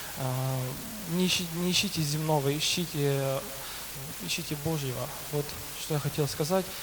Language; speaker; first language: Russian; native; Russian